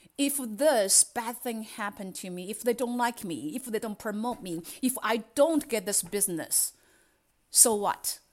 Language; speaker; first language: English; non-native, fluent; Chinese